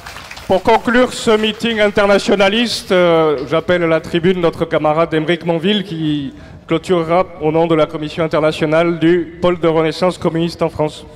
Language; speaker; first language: French; native; French